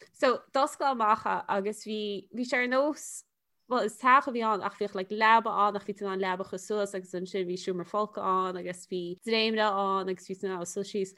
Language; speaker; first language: Irish; non-native, local second language; English